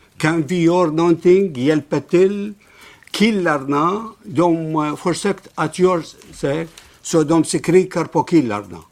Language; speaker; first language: Swedish; non-native, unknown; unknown